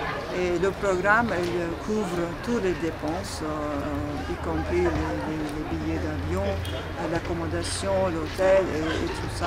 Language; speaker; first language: French; non-native, fluent; Turkish